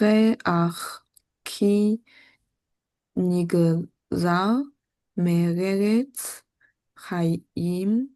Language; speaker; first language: Hebrew; non-native, learner; English